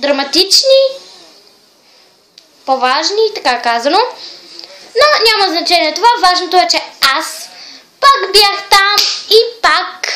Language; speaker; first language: Bulgarian; early bilingual, heritage; Bulgarian